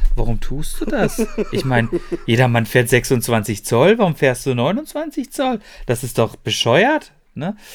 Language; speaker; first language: German; native; German